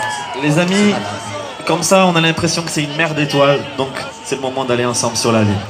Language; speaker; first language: French; native; French